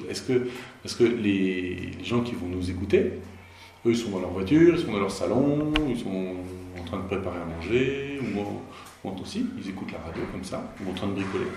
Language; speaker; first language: French; native; French